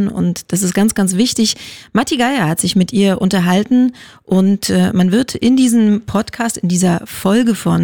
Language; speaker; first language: German; native; German